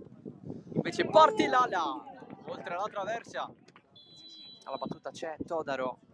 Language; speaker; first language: Italian; native; Italian